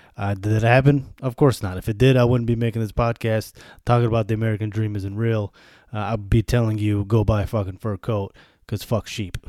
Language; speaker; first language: English; early bilingual, other home language; Bosnian